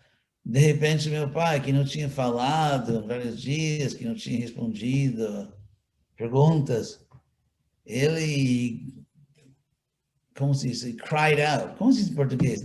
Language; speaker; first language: Portuguese; non-native, fluent; English